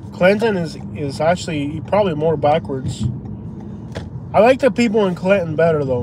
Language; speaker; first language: English; early bilingual, other home language; Spanish